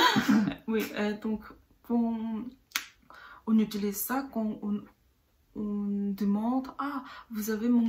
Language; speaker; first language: French; non-native, learner; Korean